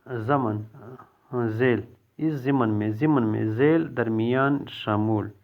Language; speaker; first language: Urdu; non-native, local second language; Pashto